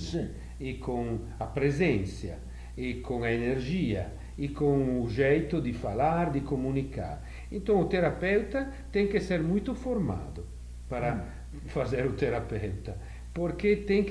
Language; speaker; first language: Portuguese; non-native, fluent; Italian